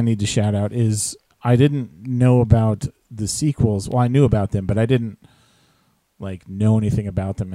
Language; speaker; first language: English; native; English